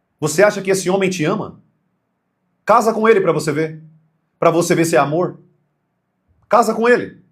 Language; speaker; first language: Portuguese; native; Portuguese